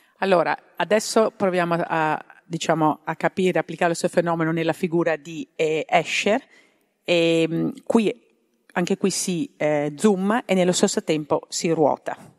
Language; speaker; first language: Italian; native; Italian